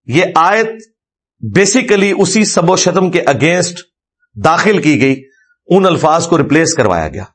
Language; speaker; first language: Urdu; non-native, local second language; Punjabi